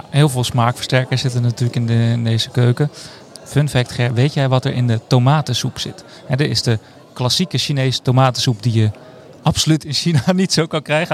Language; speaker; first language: Dutch; native; Dutch